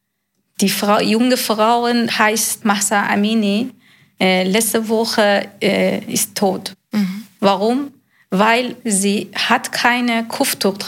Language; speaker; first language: German; non-native, learner; Persian